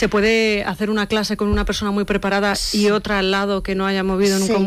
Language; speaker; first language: Spanish; native; Spanish